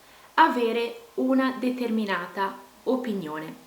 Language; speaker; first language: Italian; non-native, fluent; Portuguese